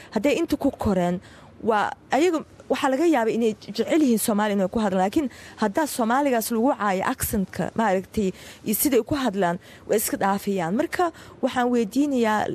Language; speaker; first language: Somali; early bilingual, heritage; Somali